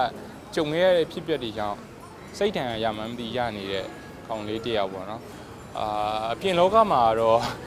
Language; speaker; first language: Burmese; native; Burmese